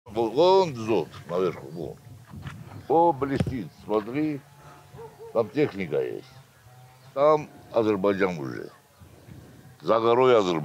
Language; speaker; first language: Russian; non-native, local second language; Armenian